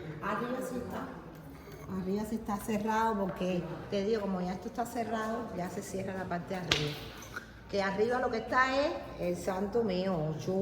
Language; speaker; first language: Spanish; native; Spanish